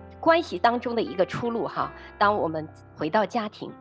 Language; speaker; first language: Chinese; native; Chinese